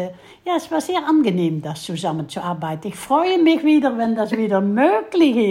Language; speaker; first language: German; non-native, fluent; Dutch